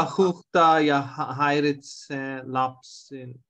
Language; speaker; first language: Finnish; non-native, learner; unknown